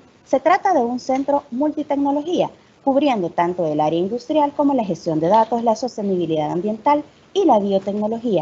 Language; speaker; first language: Spanish; native; Spanish